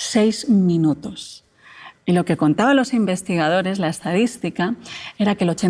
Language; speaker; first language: Spanish; native; Spanish